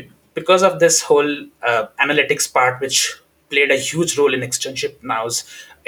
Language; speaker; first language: English; non-native, local second language; Hindi